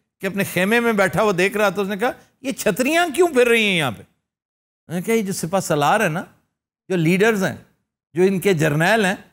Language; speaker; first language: Urdu; non-native, local second language; Punjabi